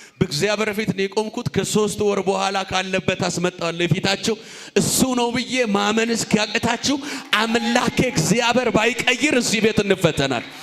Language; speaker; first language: Amharic; native; Amharic